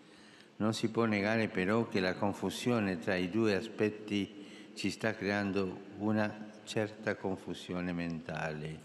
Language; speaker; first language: Italian; non-native, fluent; Spanish